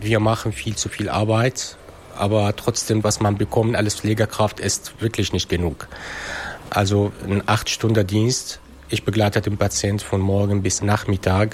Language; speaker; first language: German; non-native, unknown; Arabic